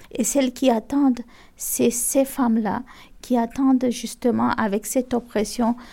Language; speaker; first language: French; non-native, local second language; Fula